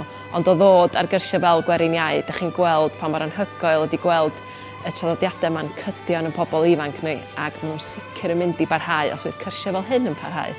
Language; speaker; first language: Welsh; native; Welsh